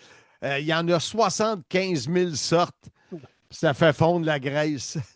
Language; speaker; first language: French; native; French